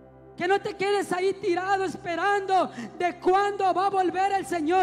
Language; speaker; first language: Spanish; native; Spanish